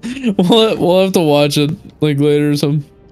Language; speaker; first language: English; native; English